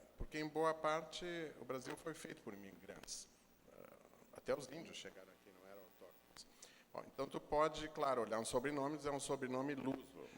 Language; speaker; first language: Portuguese; native; Portuguese